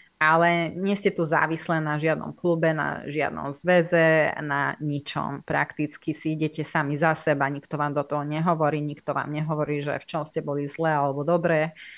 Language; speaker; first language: Slovak; non-native, local second language; Hungarian